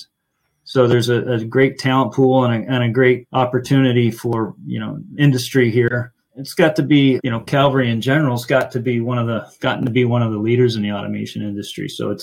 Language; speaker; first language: English; native; English